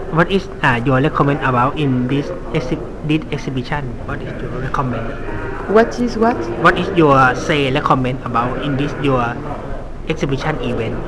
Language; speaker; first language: English; non-native, learner; Thai